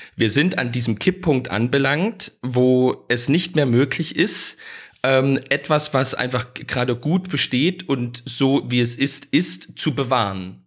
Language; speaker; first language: German; native; German